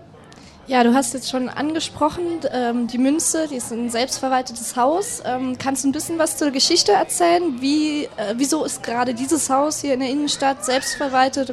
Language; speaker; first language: German; native; German